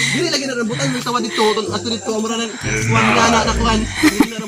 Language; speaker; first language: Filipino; non-native, local second language; Cebuano